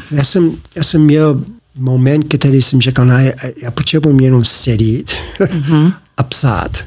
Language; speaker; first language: Slovak; non-native, learner; English